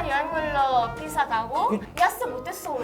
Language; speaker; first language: Korean; early bilingual, other home language; Italian